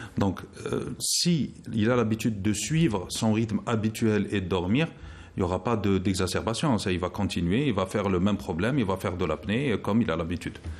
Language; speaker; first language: French; non-native, local second language; Arabic